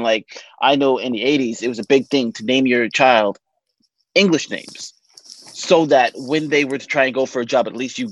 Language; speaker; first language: English; native; English